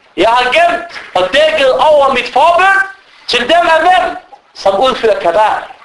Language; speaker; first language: Danish; early bilingual, other home language; Arabic